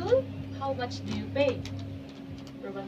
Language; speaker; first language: English; non-native, learner; Indonesian